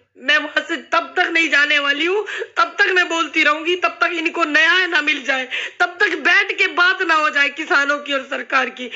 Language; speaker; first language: Hindi; native; Hindi